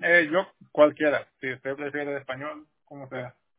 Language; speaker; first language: Spanish; native; Spanish